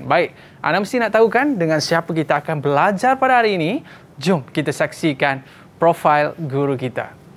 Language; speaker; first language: Malay; native; Malay